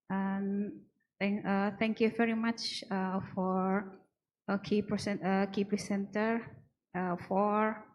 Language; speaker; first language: English; non-native, learner; Indonesian